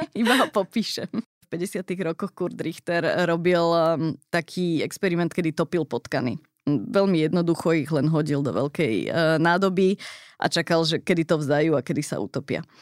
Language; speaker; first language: Slovak; early bilingual, heritage; Slovak